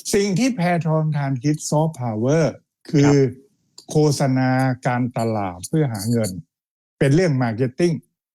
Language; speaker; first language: Thai; native; Thai